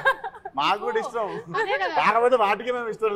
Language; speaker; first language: Telugu; native; Telugu